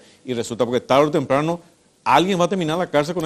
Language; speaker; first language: Spanish; native; Spanish